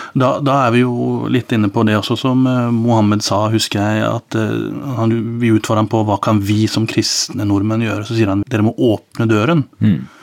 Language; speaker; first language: Norwegian; native; Norwegian